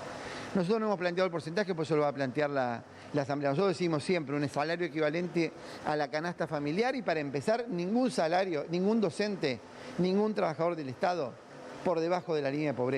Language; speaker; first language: Spanish; native; Spanish